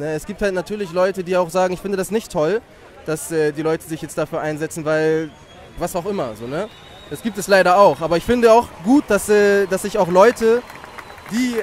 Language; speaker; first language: German; native; German